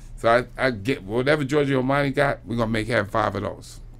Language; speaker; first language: English; native; English